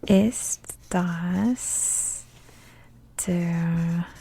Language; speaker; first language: German; non-native, learner; English